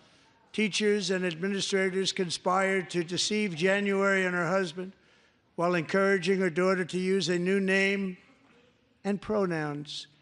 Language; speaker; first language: English; native; English